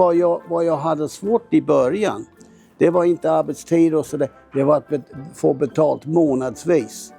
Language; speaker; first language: Swedish; non-native, fluent; English